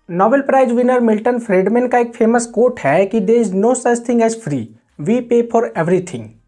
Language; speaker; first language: Hindi; native; Hindi